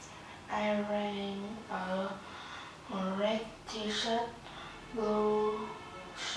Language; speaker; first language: English; non-native, learner; Vietnamese